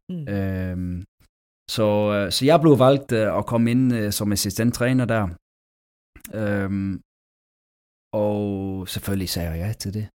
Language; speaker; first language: Danish; non-native, fluent; English